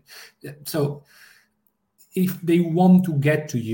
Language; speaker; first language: English; non-native, fluent; Italian